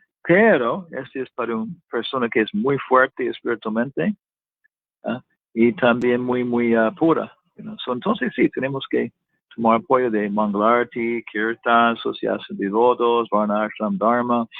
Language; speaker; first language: Spanish; non-native, learner; English